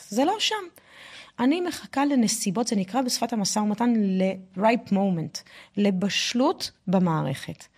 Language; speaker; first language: Hebrew; non-native, fluent; French